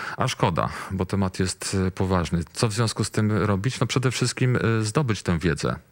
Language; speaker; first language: Polish; native; Polish